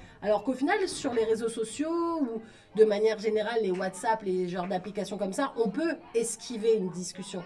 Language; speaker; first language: French; native; French